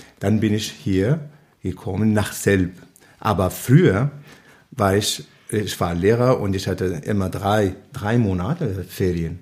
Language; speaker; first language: German; non-native, learner; Arabic